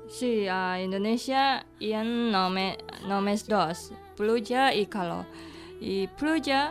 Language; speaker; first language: Catalan; non-native, learner; Indonesian